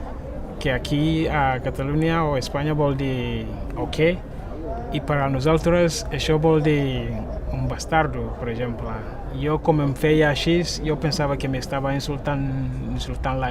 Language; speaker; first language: Catalan; non-native, fluent; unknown